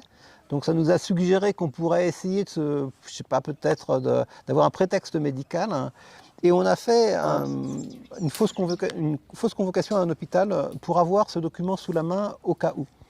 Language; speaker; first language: French; native; French